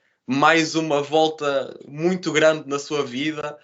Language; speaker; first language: Portuguese; native; Portuguese